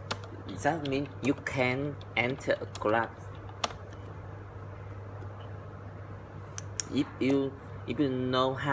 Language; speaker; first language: English; non-native, learner; Vietnamese